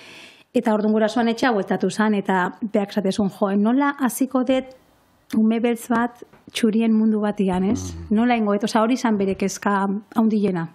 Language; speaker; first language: Basque; native; Basque